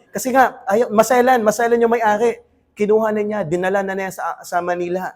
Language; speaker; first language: Filipino; native; Filipino